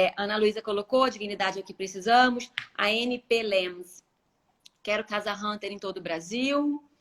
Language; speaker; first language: Portuguese; native; Portuguese